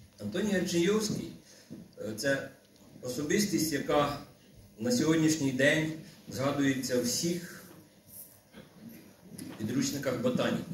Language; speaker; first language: Ukrainian; native; Ukrainian